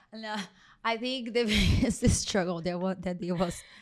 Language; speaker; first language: English; non-native, fluent; Portuguese